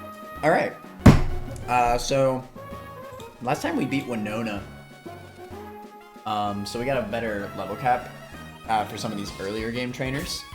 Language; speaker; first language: English; native; English